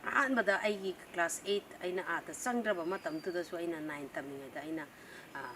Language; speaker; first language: Manipuri; native; Manipuri